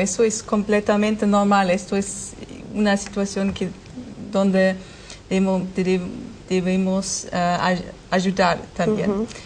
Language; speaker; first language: Spanish; non-native, learner; German